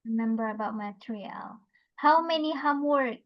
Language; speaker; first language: English; non-native, fluent; Indonesian